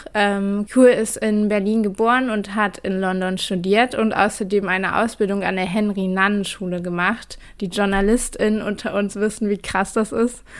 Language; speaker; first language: German; native; German